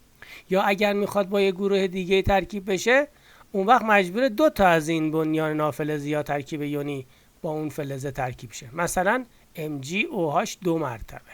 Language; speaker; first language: Persian; native; Persian